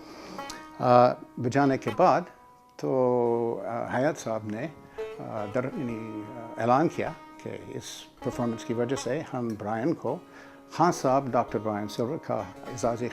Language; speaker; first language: Urdu; non-native, fluent; English